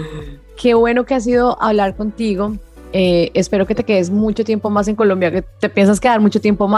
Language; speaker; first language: Spanish; native; Spanish